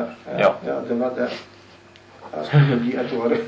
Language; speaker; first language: Norwegian; non-native, learner; Polish